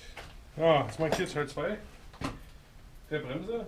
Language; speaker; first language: German; native; German